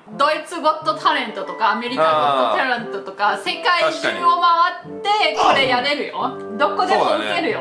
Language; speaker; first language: Japanese; non-native, fluent; German